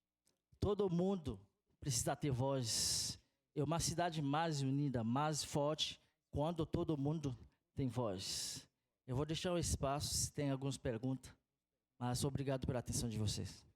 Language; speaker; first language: Portuguese; non-native, fluent; Haitian Creole